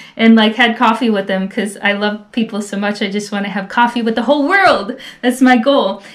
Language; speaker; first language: English; native; English